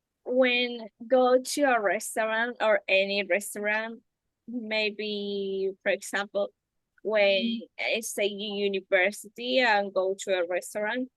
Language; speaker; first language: English; non-native, learner; Spanish